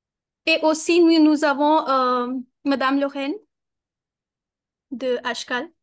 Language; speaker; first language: French; non-native, learner; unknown